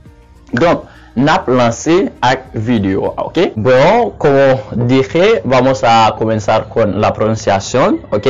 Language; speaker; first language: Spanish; non-native, learner; Haitian Creole